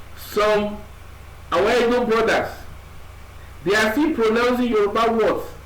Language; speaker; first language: English; non-native, local second language; Yoruba